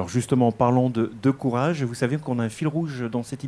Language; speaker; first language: French; native; French